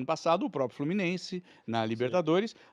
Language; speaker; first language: Portuguese; native; Portuguese